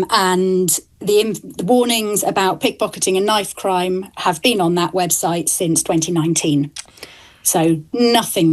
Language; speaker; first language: English; native; English